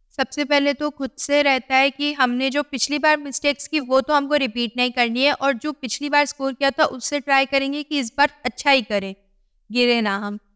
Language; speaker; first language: Hindi; native; Hindi